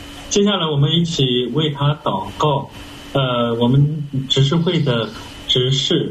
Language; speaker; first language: Chinese; native; Chinese